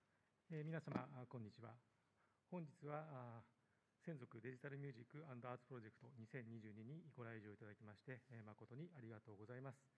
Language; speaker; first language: Japanese; native; Japanese